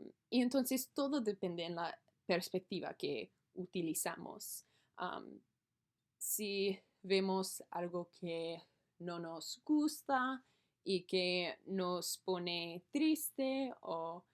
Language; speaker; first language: Spanish; non-native, learner; English